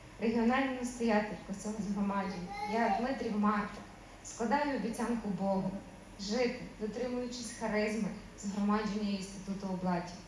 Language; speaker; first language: Ukrainian; native; Ukrainian